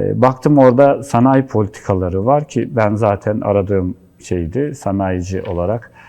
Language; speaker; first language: Turkish; native; Turkish